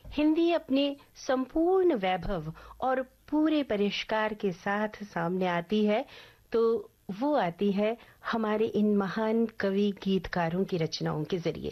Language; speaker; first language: Hindi; native; Hindi